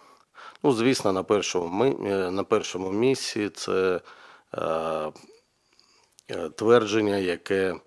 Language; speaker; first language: Ukrainian; native; Ukrainian